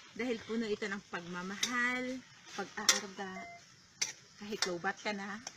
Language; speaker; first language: Filipino; non-native, local second language; Cebuano